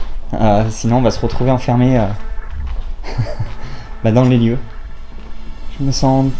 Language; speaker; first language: French; native; French